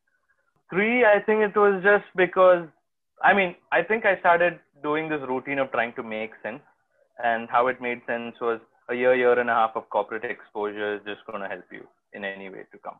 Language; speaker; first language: English; non-native, local second language; Malayalam